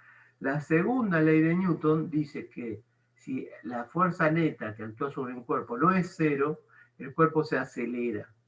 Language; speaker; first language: Spanish; native; Spanish